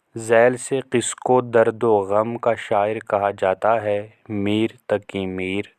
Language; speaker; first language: Urdu; non-native, local second language; Kashmiri